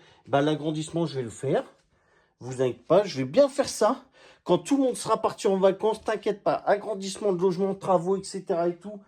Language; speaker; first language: French; native; French